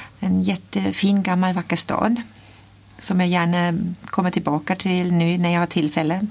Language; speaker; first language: Swedish; non-native, fluent; German